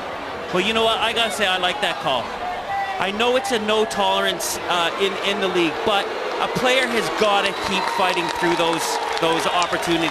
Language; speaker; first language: English; native; English